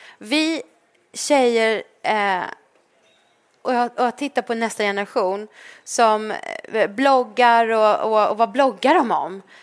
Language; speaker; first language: Swedish; native; Swedish